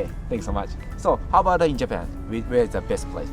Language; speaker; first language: English; non-native, learner; Japanese